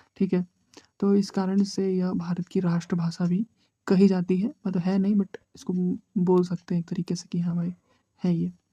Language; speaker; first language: Hindi; native; Hindi